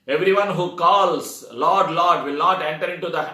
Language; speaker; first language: English; non-native, local second language; Telugu